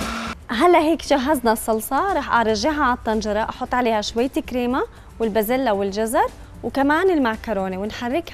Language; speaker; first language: Arabic; native; Arabic